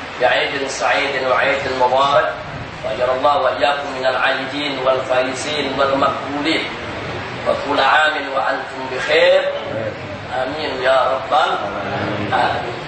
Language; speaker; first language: Arabic; non-native, fluent; Indonesian